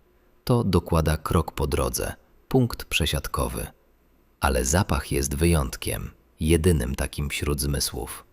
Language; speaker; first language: Polish; native; Polish